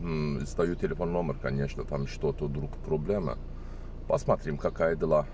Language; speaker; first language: Russian; non-native, learner; Turkish